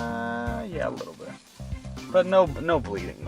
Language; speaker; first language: English; native; English